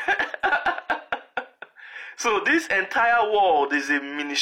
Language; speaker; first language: English; non-native, local second language; Yoruba